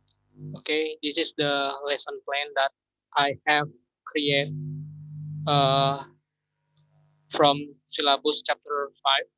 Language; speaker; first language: English; non-native, learner; Indonesian